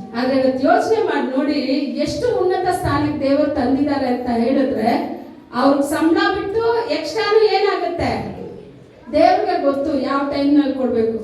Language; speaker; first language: Kannada; non-native, local second language; Tamil